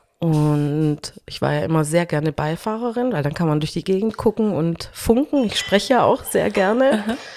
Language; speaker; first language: German; early bilingual, other home language; Hungarian